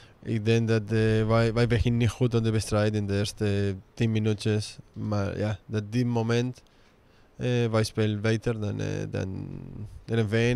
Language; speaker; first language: Dutch; non-native, learner; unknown